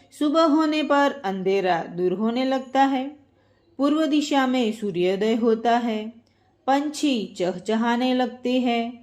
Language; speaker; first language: Hindi; non-native, local second language; Gujarati